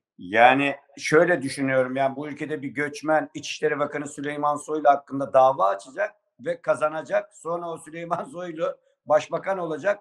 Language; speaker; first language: Turkish; native; Turkish